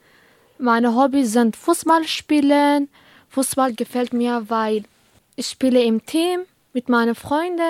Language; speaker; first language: German; early bilingual, other home language; Kurdish